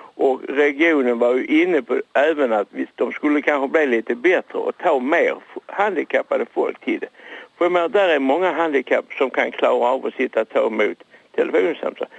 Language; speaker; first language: Swedish; native; Swedish